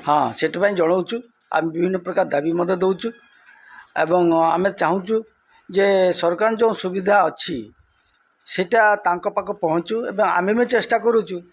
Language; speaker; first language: Odia; non-native, local second language; Santali